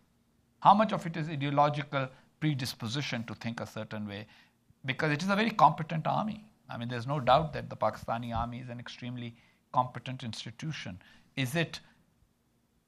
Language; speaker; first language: English; non-native, local second language; Urdu